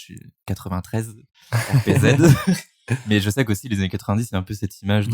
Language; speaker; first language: French; native; French